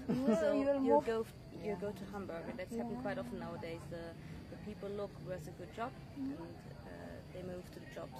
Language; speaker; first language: English; non-native, fluent; German